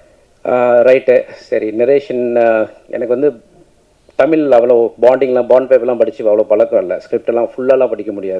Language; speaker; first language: Tamil; native; Tamil